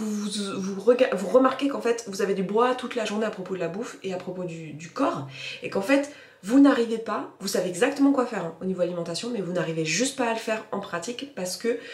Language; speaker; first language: French; native; French